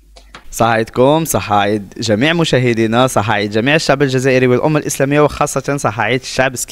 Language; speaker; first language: Arabic; native; Arabic